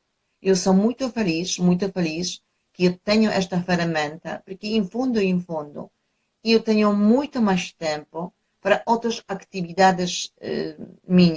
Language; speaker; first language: Portuguese; non-native, fluent; Polish